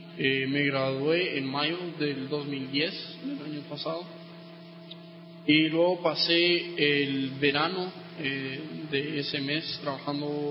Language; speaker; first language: Spanish; non-native, local second language; English